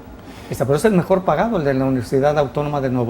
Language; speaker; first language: Spanish; native; Spanish